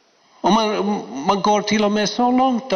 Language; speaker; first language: Swedish; non-native, fluent; Finnish